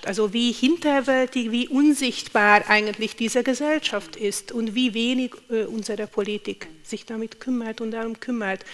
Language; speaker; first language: German; non-native, fluent; Hungarian